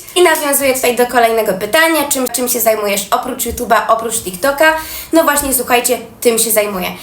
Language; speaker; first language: Polish; native; Polish